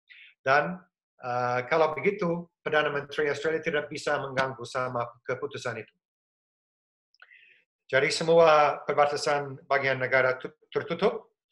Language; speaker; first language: Indonesian; non-native, fluent; English